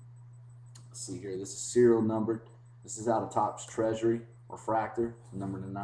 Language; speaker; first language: English; native; English